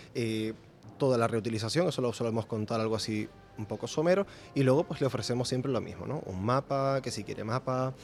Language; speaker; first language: Spanish; native; Spanish